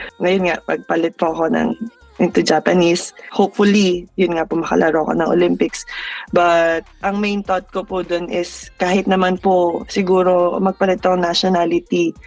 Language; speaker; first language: Filipino; native; Filipino